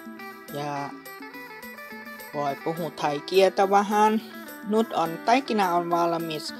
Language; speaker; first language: Finnish; non-native, learner; Northeastern Thai